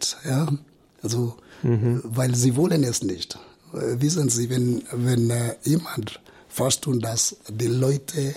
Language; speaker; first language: German; non-native, fluent; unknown